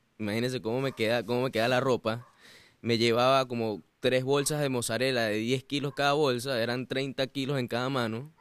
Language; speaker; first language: Spanish; native; Spanish